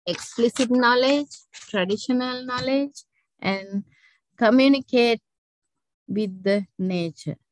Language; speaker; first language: English; non-native, local second language; Sinhala